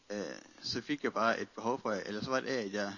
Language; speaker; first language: Danish; native; Danish